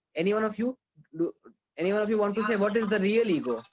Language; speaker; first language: English; non-native, local second language; Hindi